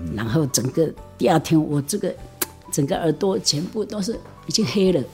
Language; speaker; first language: Min Nan Chinese; non-native, local second language; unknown